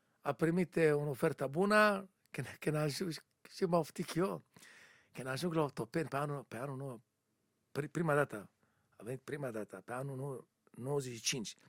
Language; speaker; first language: Romanian; non-native, learner; Hebrew